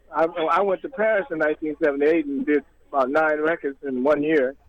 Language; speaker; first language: English; native; English